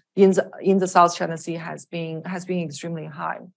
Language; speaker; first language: English; non-native, fluent; Chinese